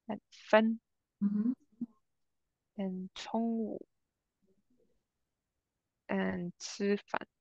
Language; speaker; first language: Chinese; non-native, learner; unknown